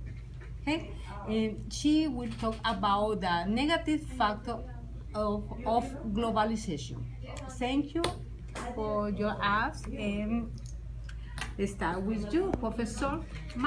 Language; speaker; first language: English; non-native, learner; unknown